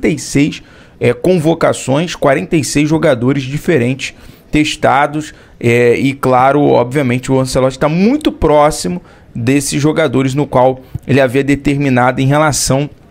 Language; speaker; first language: Portuguese; native; Portuguese